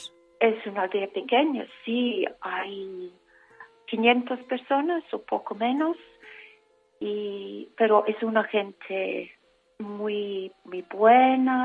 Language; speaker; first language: Spanish; non-native, fluent; English